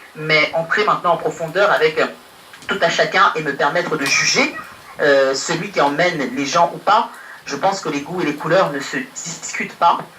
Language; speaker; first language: French; early bilingual, other home language; Lingala